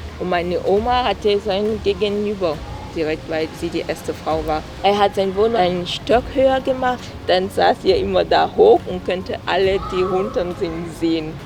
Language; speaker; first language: German; non-native, fluent; French